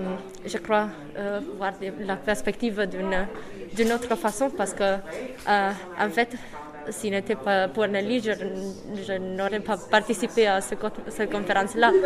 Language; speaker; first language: French; non-native, fluent; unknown